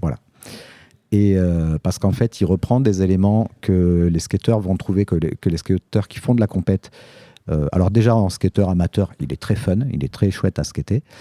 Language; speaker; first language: French; native; French